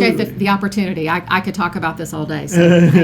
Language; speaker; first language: English; native; English